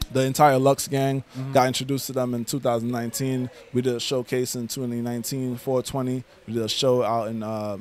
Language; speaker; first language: English; native; English